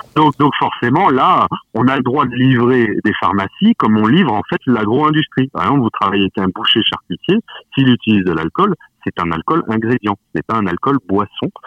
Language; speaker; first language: French; native; French